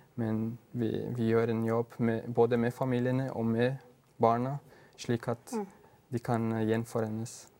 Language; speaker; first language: Norwegian; non-native, fluent; Portuguese